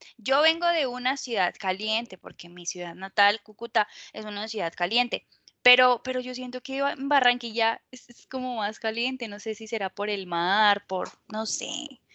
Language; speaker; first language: Spanish; native; Spanish